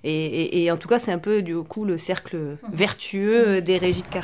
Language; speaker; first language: French; native; French